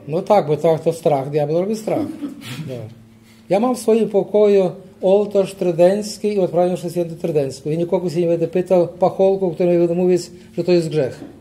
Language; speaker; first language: Polish; early bilingual, heritage; Polish